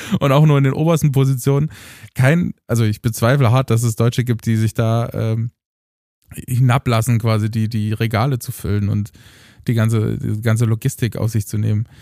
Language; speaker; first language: German; early bilingual, other home language; Romanian